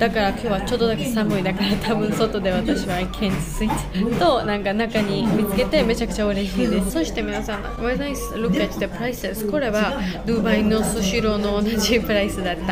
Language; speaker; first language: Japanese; non-native, learner; Georgian